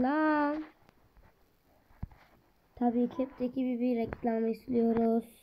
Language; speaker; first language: Turkish; early bilingual, heritage; Turkish